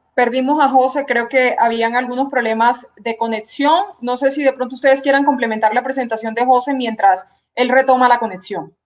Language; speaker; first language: Spanish; native; Spanish